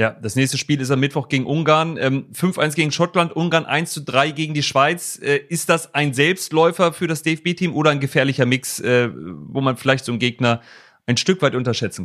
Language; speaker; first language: German; native; German